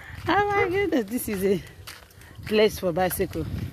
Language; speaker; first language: English; non-native, local second language; Igbo